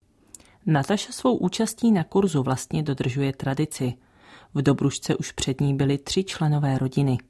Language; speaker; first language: Czech; native; Czech